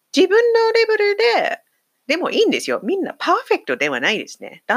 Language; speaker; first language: Japanese; non-native, fluent; English